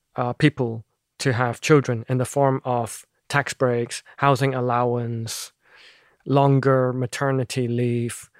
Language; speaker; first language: English; non-native, local second language; Cantonese